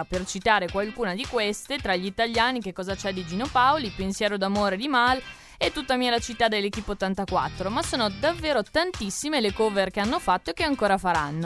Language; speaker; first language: Italian; native; Italian